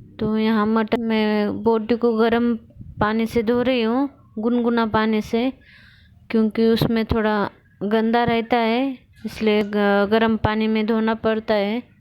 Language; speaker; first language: Hindi; non-native, local second language; Marathi